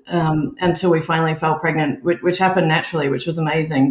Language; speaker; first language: English; native; English